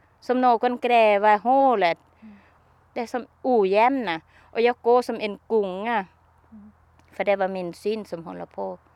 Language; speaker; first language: Swedish; non-native, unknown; Thai